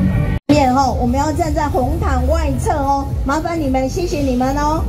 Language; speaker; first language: Chinese; native; Chinese